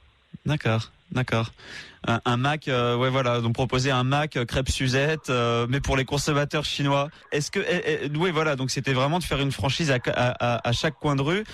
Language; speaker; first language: French; native; French